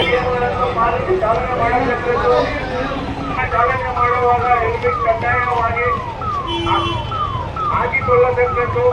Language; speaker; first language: Kannada; native; Kannada